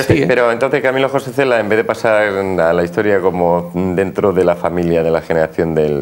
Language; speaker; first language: Spanish; native; Spanish